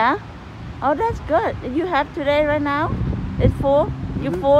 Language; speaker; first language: English; non-native, learner; Vietnamese